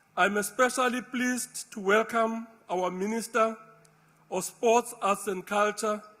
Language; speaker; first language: English; non-native, local second language; Afrikaans